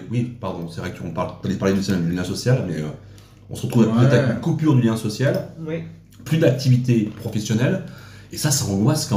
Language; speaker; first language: French; native; French